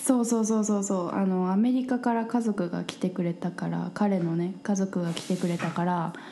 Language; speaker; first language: Japanese; native; Japanese